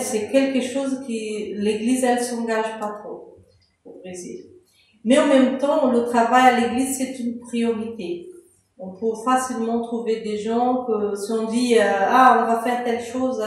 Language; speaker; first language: French; non-native, fluent; Portuguese